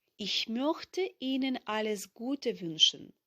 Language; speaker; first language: German; non-native, fluent; Ukrainian